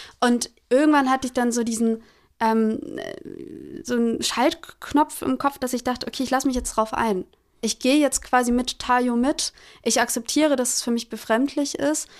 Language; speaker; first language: German; early bilingual, other home language; Greek